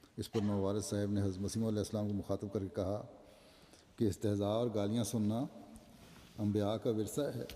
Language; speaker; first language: Urdu; native; Urdu